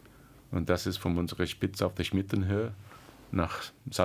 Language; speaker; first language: German; non-native, learner; English